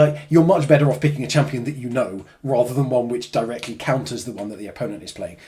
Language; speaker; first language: English; native; English